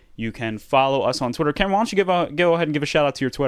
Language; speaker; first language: English; native; English